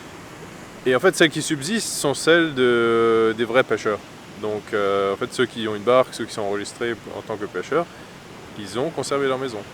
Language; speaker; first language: French; native; French